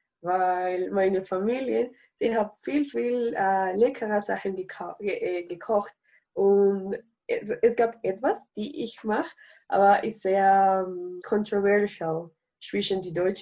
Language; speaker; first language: German; non-native, learner; Spanish